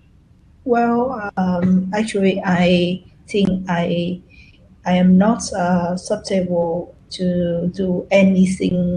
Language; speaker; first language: English; non-native, learner; Vietnamese